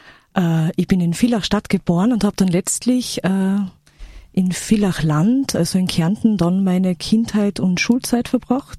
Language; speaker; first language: German; native; German